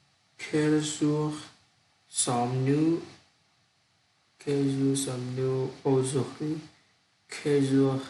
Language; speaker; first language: French; non-native, learner; Vietnamese